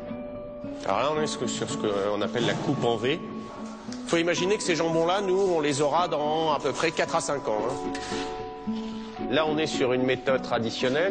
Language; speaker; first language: French; native; French